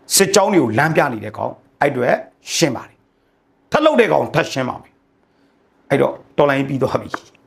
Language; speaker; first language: Burmese; native; Burmese